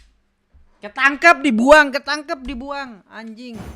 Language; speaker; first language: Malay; non-native, local second language; Sundanese